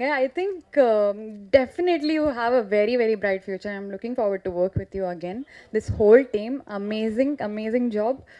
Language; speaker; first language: Tamil; non-native, fluent; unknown